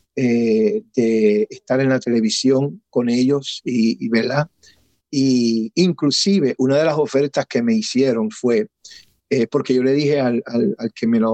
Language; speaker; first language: Spanish; early bilingual, heritage; Spanish